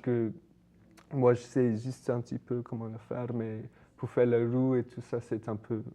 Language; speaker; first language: French; non-native, fluent; English